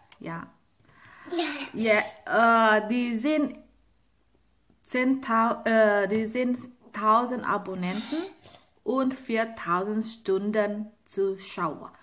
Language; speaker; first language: German; non-native, learner; Indonesian